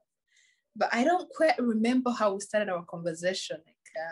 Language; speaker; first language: English; non-native, local second language; Kinyarwanda